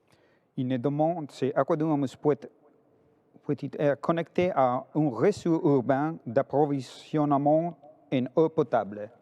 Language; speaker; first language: French; non-native, fluent; Italian